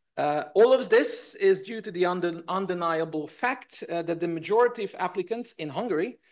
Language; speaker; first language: English; non-native, fluent; Hungarian